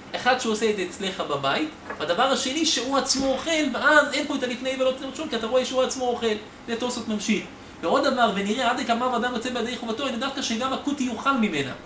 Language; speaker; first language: Hebrew; native; Hebrew